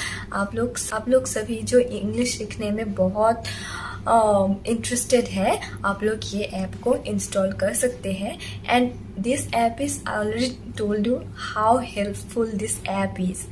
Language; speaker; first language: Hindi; non-native, local second language; Assamese